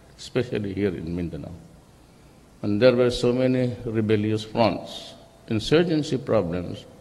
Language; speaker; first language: English; non-native, local second language; Cebuano